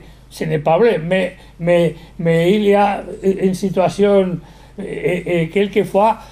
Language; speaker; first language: French; non-native, learner; Spanish